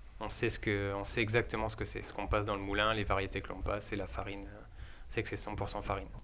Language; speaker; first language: French; native; French